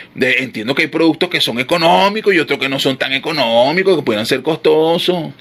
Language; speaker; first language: Spanish; native; Spanish